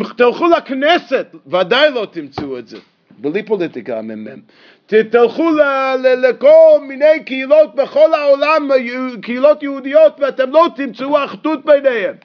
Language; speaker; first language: Hebrew; non-native, fluent; English